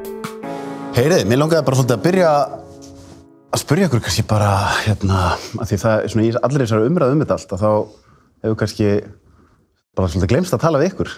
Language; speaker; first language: Icelandic; native; Icelandic